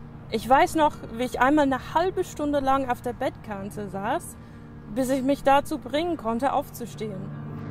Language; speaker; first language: German; non-native, fluent; English